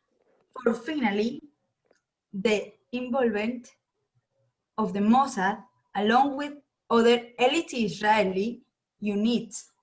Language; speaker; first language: English; non-native, learner; Spanish